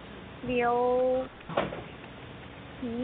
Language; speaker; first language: Chinese; non-native, learner; Korean